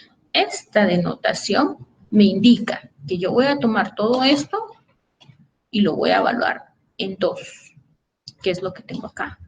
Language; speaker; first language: Spanish; native; Spanish